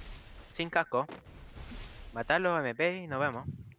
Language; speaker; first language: Spanish; native; Spanish